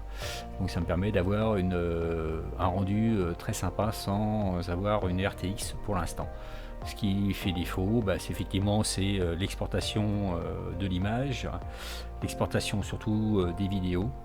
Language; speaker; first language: French; native; French